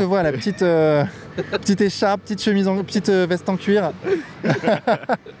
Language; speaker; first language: French; native; French